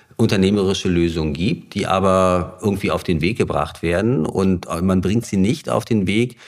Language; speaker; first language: German; native; German